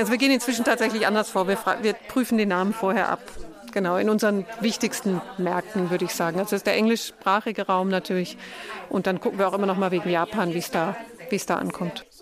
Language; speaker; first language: German; native; German